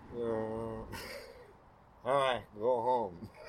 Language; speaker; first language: English; non-native, learner; French